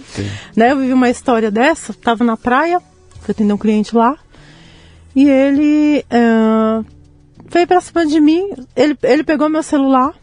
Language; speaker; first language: Portuguese; native; Portuguese